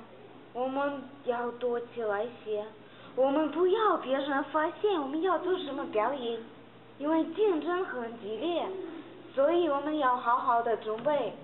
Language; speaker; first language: Chinese; non-native, learner; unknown